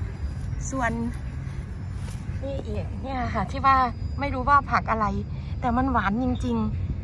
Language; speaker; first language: Thai; native; Thai